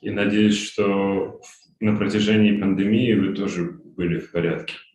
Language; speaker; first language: Russian; native; Russian